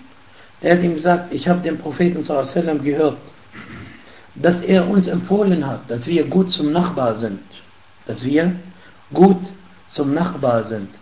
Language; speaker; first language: German; non-native, fluent; Arabic